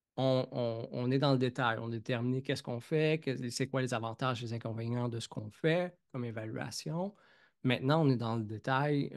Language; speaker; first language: French; native; French